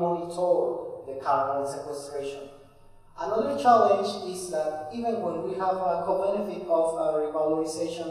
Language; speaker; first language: English; non-native, fluent; Spanish